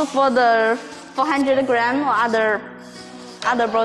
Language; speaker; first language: English; non-native, learner; Chinese